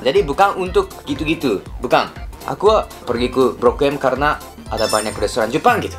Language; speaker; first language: Indonesian; non-native, learner; Japanese